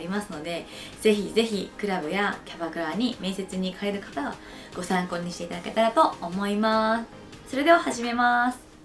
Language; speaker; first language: Japanese; native; Japanese